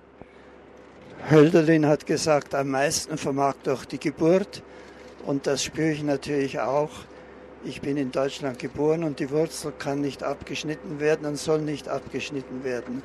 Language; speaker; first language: German; native; German